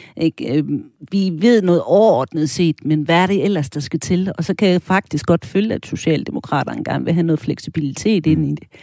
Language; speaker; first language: Danish; early bilingual, other home language; German